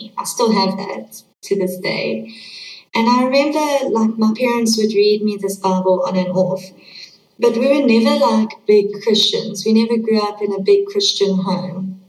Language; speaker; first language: English; native; English